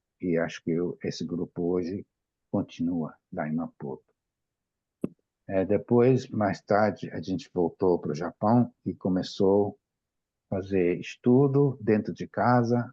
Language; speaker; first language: Portuguese; non-native, fluent; Japanese